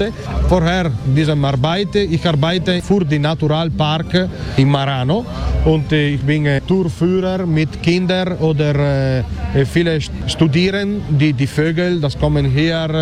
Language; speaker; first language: German; non-native, learner; Italian